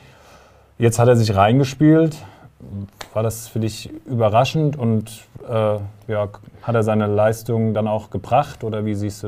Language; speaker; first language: German; native; German